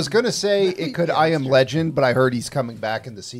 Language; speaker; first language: English; native; English